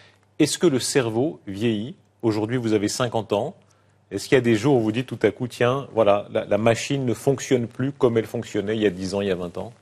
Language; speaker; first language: French; native; French